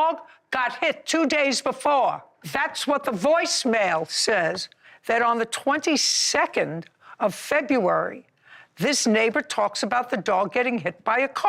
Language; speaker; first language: English; native; English